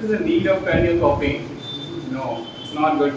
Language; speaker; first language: English; non-native, local second language; Hindi